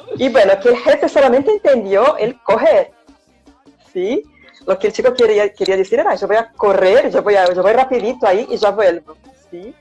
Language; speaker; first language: Spanish; non-native, fluent; Portuguese